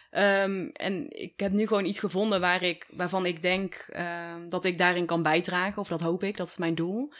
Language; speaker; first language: Dutch; native; Dutch